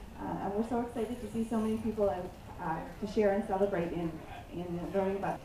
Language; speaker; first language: English; native; English